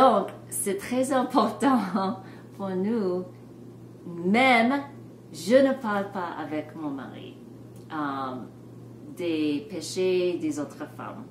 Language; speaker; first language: French; non-native, fluent; English